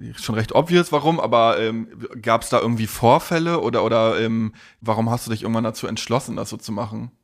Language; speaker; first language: German; native; German